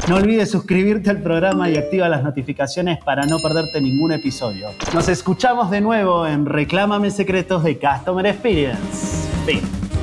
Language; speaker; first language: Spanish; native; Spanish